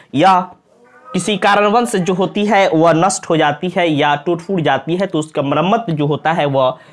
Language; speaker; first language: Hindi; native; Hindi